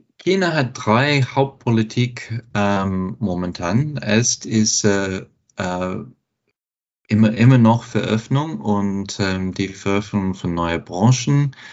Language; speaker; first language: German; non-native, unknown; English